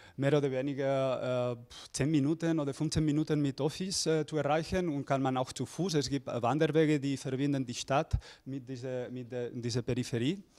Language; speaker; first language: German; non-native, fluent; Spanish